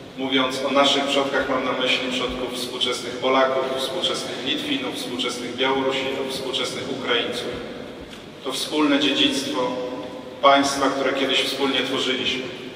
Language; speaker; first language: Polish; native; Polish